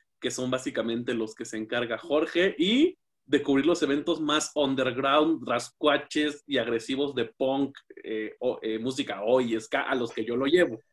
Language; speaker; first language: Spanish; native; Spanish